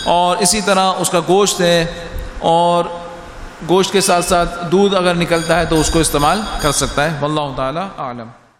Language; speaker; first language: Urdu; native; Urdu